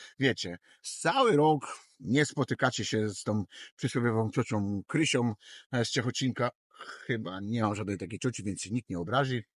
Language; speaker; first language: Polish; native; Polish